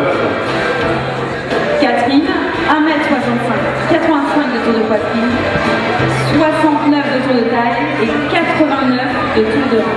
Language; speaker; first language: French; native; French